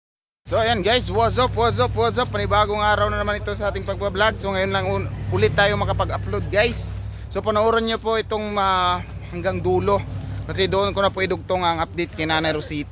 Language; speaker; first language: Filipino; non-native, local second language; Cebuano